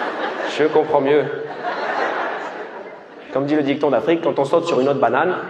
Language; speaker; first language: French; native; French